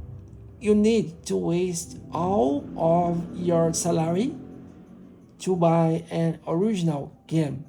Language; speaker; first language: English; non-native, learner; Portuguese